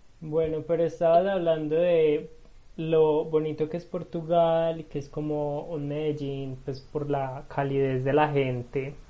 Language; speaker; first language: Spanish; native; Spanish